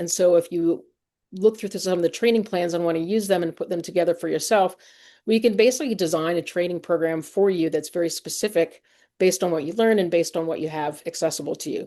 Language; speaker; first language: English; native; English